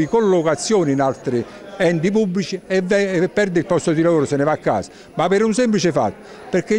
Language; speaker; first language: Italian; native; Italian